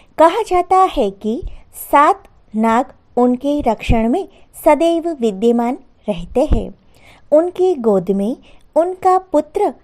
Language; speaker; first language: Hindi; non-native, local second language; Gujarati